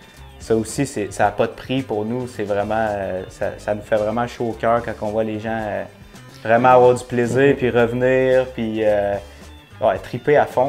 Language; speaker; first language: French; native; French